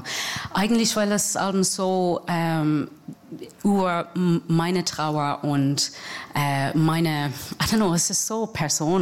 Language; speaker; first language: German; non-native, fluent; English